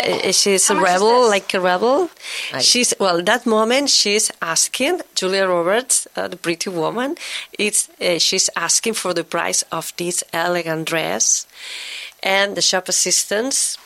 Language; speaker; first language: English; non-native, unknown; Catalan